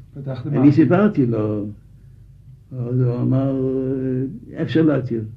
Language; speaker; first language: Hebrew; non-native, fluent; Yiddish